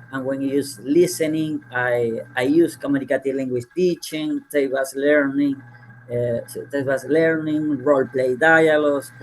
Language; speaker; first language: English; non-native, fluent; Spanish